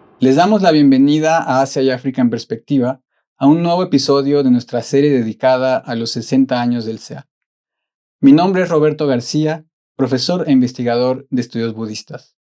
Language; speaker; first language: Spanish; native; Spanish